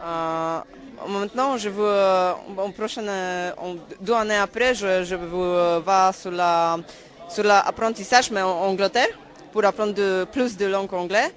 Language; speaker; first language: French; non-native, learner; Hungarian